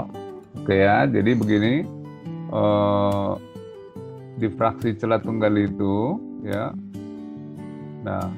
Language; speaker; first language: Indonesian; native; Indonesian